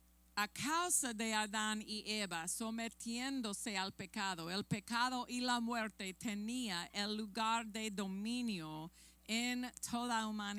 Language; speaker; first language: Spanish; non-native, fluent; English